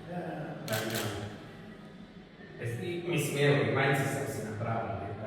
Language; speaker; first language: Croatian; native; Croatian